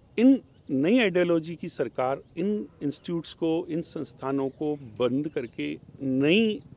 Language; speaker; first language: Hindi; native; Hindi